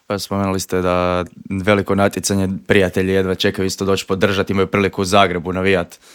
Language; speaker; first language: Croatian; native; Croatian